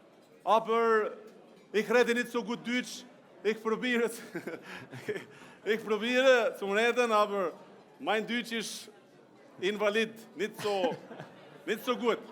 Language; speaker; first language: German; non-native, learner; Albanian